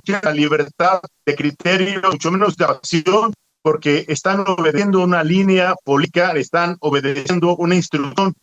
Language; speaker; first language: Spanish; native; Spanish